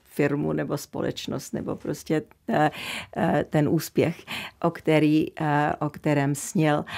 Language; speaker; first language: Czech; early bilingual, heritage; Czech